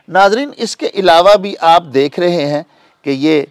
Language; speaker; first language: Urdu; non-native, local second language; Punjabi